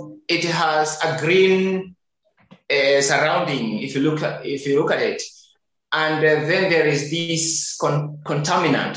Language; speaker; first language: English; non-native, local second language; Kikuyu